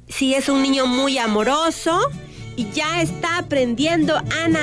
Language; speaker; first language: Spanish; native; Spanish